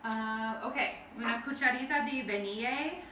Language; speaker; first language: Spanish; non-native, learner; English